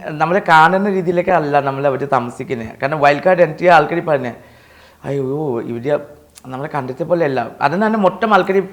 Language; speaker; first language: Malayalam; non-native, fluent; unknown